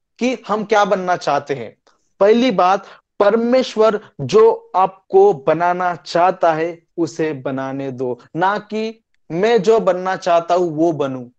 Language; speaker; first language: Hindi; non-native, local second language; Marathi